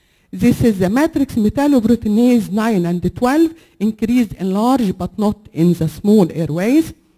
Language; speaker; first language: English; non-native, fluent; Arabic